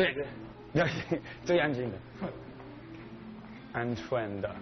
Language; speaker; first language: Chinese; non-native, learner; English